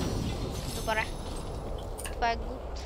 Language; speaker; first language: Bulgarian; native; Bulgarian